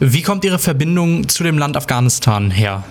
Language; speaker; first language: German; native; German